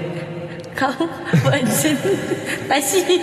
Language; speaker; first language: Vietnamese; non-native, learner; Indonesian